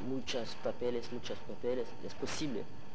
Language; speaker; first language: Spanish; non-native, learner; French